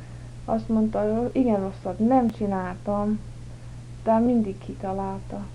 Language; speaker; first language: Hungarian; early bilingual, heritage; English